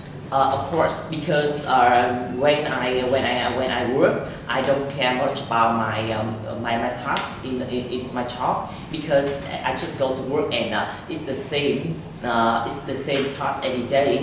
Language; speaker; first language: English; non-native, learner; Vietnamese